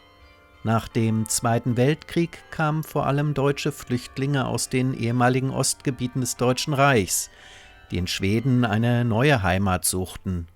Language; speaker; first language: German; native; German